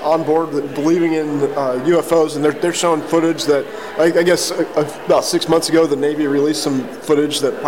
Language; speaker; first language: English; native; English